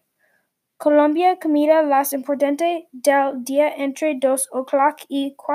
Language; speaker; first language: Spanish; non-native, learner; English